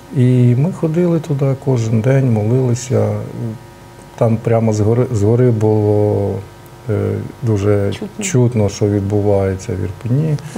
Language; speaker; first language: Ukrainian; non-native, local second language; Russian